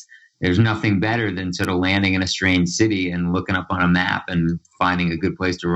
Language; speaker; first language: English; native; English